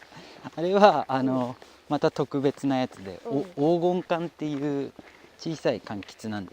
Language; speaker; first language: Japanese; native; Japanese